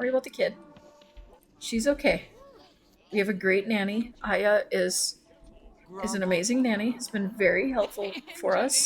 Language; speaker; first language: English; native; English